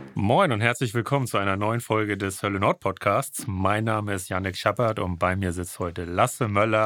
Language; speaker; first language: German; native; German